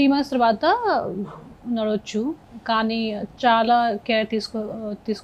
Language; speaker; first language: Telugu; non-native, local second language; Hindi